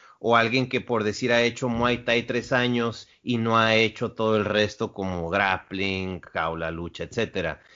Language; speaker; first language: Spanish; native; Spanish